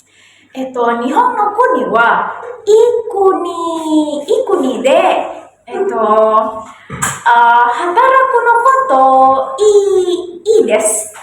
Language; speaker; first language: Japanese; non-native, learner; Indonesian